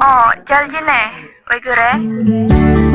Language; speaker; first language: Korean; non-native, learner; Indonesian